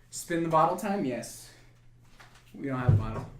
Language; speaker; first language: English; native; English